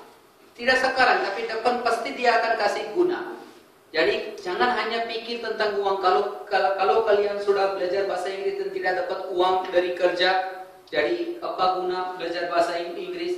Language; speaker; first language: Indonesian; non-native, fluent; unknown